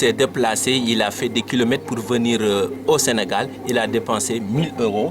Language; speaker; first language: French; non-native, local second language; Wolof